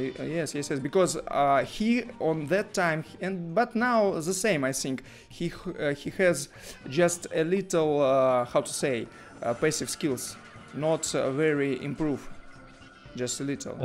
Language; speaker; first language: English; non-native, learner; Russian